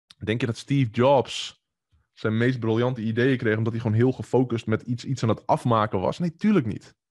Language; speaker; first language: Dutch; native; Dutch